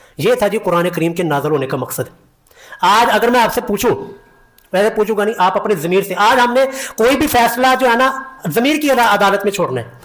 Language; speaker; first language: Urdu; non-native, local second language; Punjabi